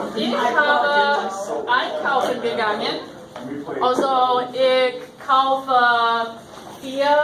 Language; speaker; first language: German; non-native, fluent; English